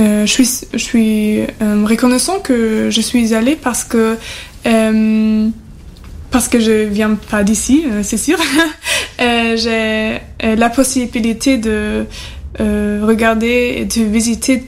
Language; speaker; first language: French; non-native, fluent; German